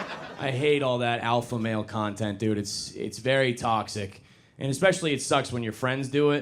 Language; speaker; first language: English; native; English